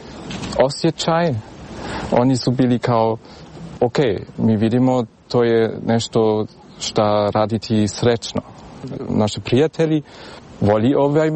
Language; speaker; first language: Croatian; early bilingual, heritage; German